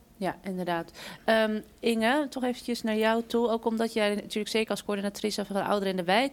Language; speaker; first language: Dutch; native; Dutch